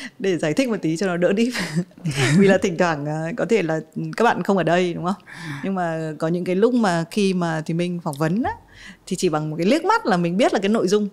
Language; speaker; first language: Vietnamese; native; Vietnamese